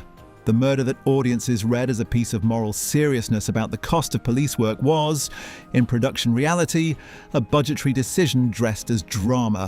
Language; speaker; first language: English; native; English